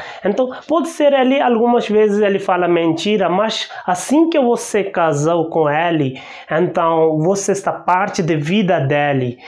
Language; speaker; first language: Portuguese; non-native, learner; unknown